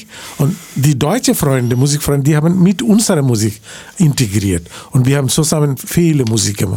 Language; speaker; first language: German; non-native, learner; Bangla